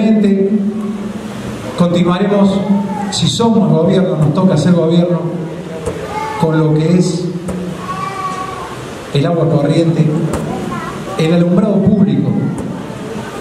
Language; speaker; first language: Spanish; native; Spanish